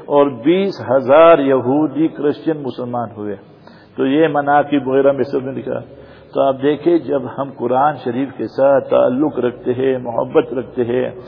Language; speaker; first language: Urdu; non-native, fluent; Gujarati